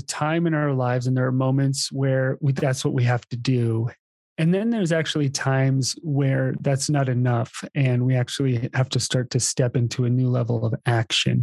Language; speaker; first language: English; native; English